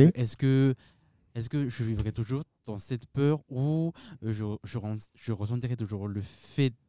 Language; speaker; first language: French; non-native, local second language; Malagasy